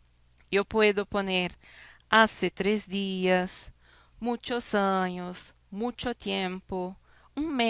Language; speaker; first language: Spanish; non-native, fluent; Portuguese